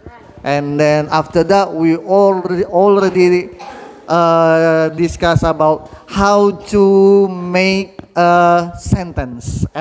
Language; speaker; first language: English; non-native, fluent; Indonesian